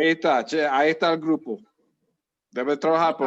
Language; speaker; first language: Spanish; early bilingual, heritage; Spanish